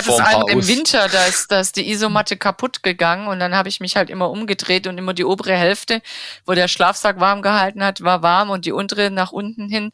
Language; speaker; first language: German; native; German